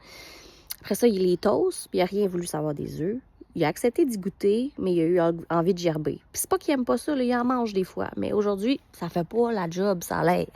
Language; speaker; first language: French; native; French